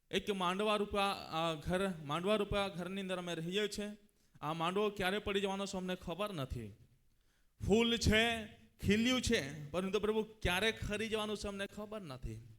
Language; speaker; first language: Gujarati; non-native, local second language; Gamit